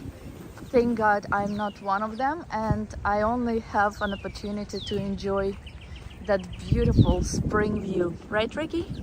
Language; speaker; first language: English; non-native, fluent; Russian